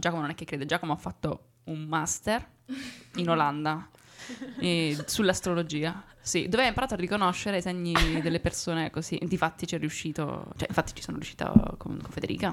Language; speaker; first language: Italian; native; Italian